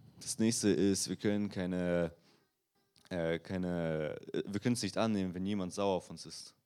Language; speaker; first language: German; non-native, learner; Russian